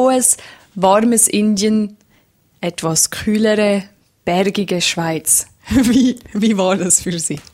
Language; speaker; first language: German; native; German